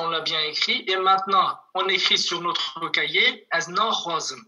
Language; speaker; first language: French; non-native, fluent; Kurdish